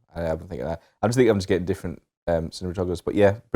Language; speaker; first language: English; native; English